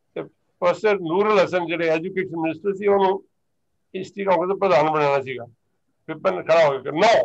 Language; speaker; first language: Hindi; non-native, local second language; Punjabi